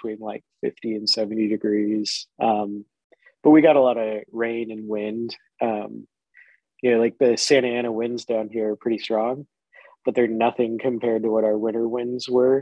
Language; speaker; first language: English; native; English